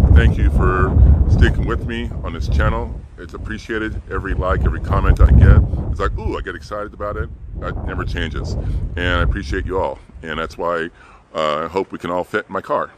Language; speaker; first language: English; native; English